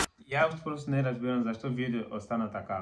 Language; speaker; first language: Bulgarian; non-native, learner; Portuguese